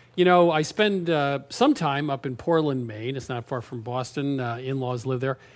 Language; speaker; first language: English; native; English